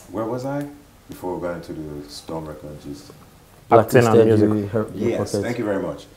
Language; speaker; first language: English; non-native, local second language; Igbo